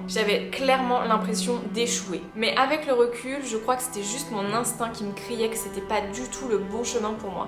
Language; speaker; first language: French; native; French